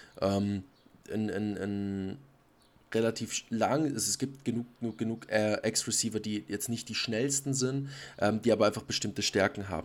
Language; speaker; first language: German; native; German